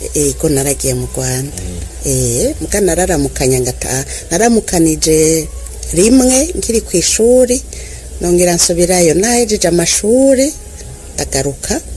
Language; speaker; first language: Rundi; early bilingual, other home language; Kinyarwanda